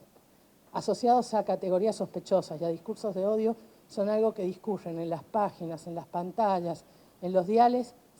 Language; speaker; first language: Spanish; native; Spanish